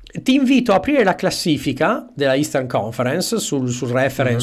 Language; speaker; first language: Italian; native; Italian